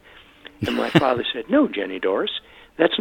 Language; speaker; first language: English; native; English